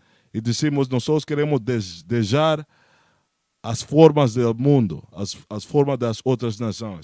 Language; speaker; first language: Portuguese; non-native, learner; Spanish